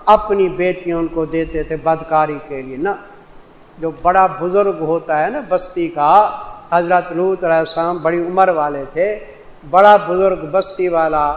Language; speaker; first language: Urdu; non-native, local second language; Saraiki